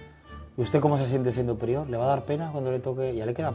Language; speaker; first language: Spanish; native; Spanish